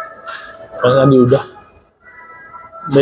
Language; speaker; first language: Indonesian; native; Indonesian